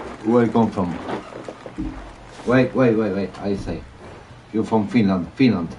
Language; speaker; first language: English; non-native, learner; Polish